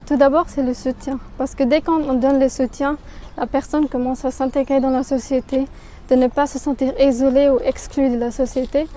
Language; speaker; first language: French; non-native, fluent; Persian